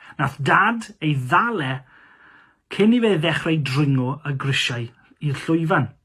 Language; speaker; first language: Welsh; non-native, local second language; English